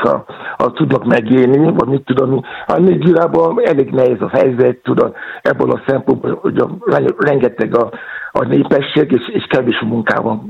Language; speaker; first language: Hungarian; non-native, fluent; Yoruba